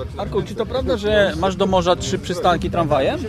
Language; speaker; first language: Polish; native; Polish